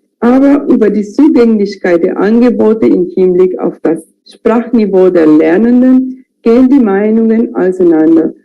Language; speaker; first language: German; non-native, fluent; Spanish